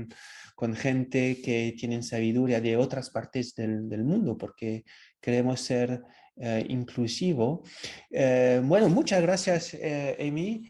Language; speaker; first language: Spanish; non-native, fluent; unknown